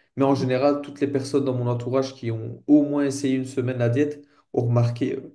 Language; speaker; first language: French; native; French